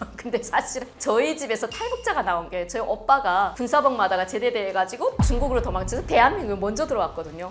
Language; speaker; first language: Korean; native; Korean